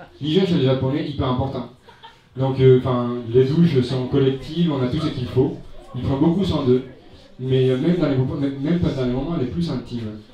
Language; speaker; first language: French; non-native, fluent; Spanish